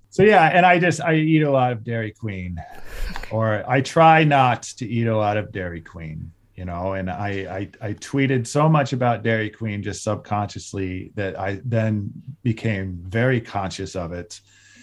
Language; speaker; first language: English; native; English